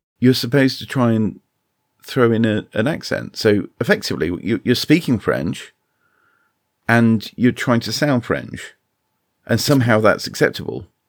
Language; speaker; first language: English; native; English